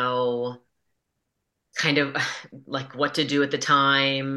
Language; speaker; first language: English; native; English